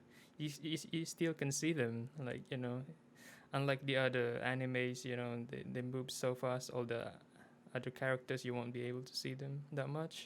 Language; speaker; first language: English; non-native, local second language; Filipino